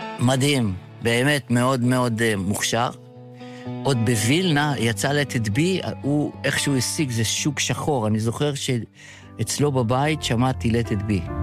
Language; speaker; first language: Hebrew; early bilingual, other home language; Yiddish